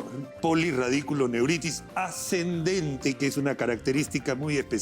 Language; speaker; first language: Spanish; native; Spanish